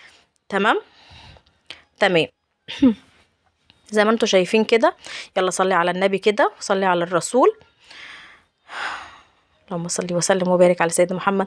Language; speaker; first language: Arabic; native; Arabic